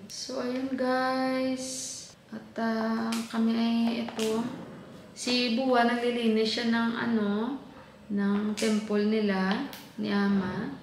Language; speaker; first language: Filipino; non-native, local second language; Hiligaynon